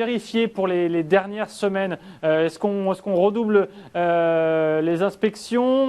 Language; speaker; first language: French; native; French